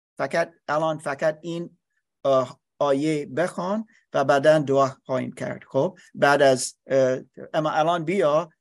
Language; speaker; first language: Persian; non-native, learner; English